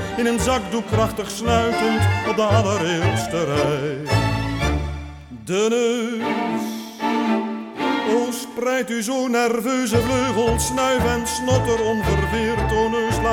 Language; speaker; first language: Dutch; native; Dutch